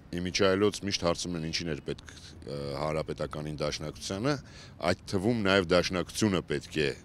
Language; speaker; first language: Armenian; native; Armenian